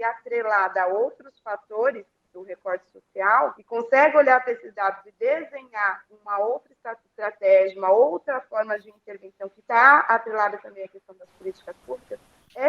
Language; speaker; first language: Portuguese; native; Portuguese